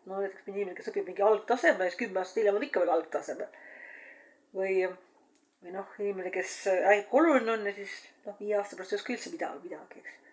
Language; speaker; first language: Estonian; native; Estonian